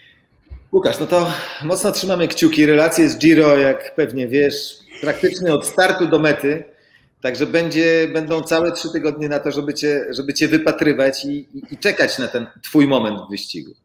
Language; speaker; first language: Polish; native; Polish